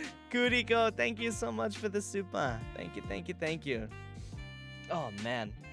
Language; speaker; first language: English; native; English